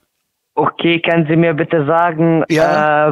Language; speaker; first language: German; non-native, learner; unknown